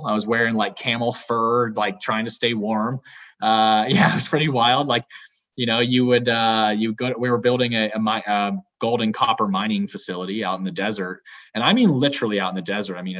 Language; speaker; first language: English; native; English